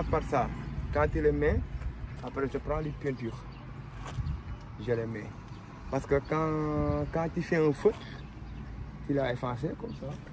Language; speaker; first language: French; non-native, local second language; Wolof